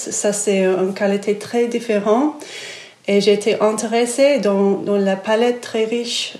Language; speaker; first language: French; non-native, fluent; English